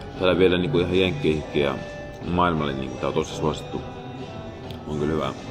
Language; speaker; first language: Finnish; early bilingual, other home language; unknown